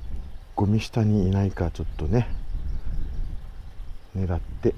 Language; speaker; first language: Japanese; native; Japanese